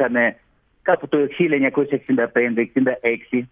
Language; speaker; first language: Greek; early bilingual, heritage; Greek